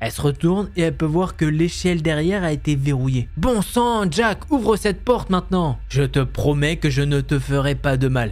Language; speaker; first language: French; native; French